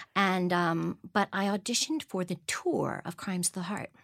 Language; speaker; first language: English; native; English